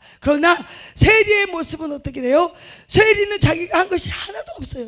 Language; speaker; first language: Korean; native; Korean